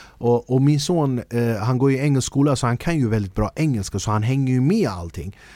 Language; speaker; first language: Swedish; early bilingual, other home language; Kurdish